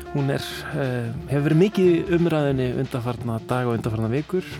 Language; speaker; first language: Icelandic; native; Icelandic